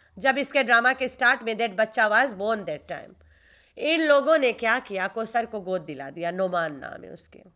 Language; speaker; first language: Urdu; non-native, local second language; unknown